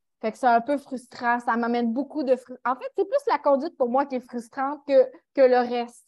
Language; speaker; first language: French; native; French